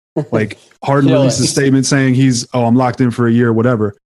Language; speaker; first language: English; native; English